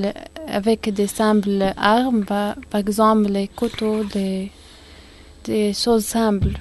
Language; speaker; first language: French; non-native, learner; Arabic